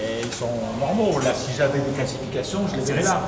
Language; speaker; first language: French; native; French